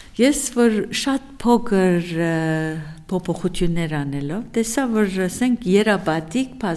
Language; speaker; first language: Armenian; early bilingual, heritage; Armenian